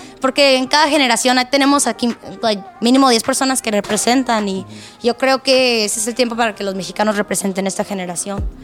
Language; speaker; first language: Spanish; early bilingual, heritage; Spanish